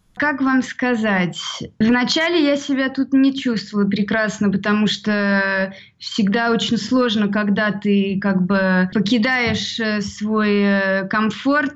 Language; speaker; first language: Russian; early bilingual, heritage; Russian